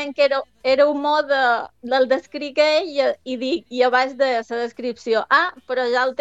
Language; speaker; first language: Catalan; native; Catalan